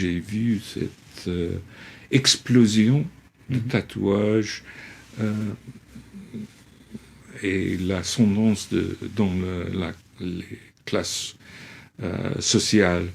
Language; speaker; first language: French; non-native, fluent; English